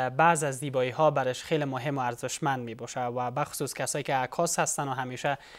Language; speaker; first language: Persian; native; Persian